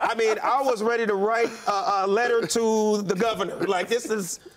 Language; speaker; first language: English; native; English